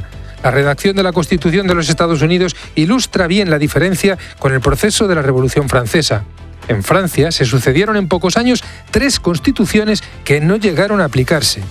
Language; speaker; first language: Spanish; native; Spanish